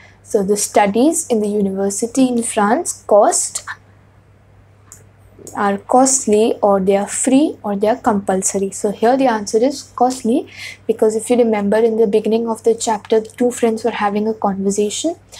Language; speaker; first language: English; non-native, local second language; Hindi